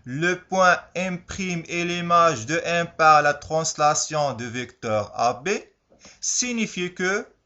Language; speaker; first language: French; non-native, local second language; Arabic